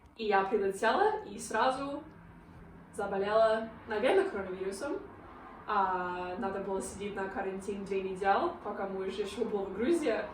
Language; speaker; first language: Russian; non-native, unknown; English